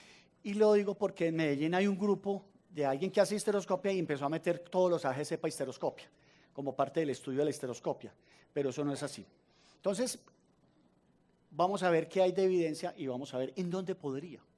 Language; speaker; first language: Spanish; native; Spanish